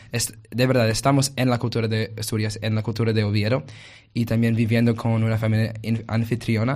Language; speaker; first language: Spanish; non-native, learner; English